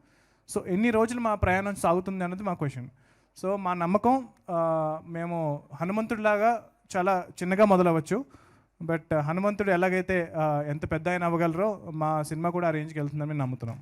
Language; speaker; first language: Telugu; native; Telugu